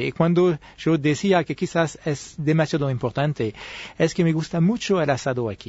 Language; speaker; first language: Spanish; non-native, fluent; French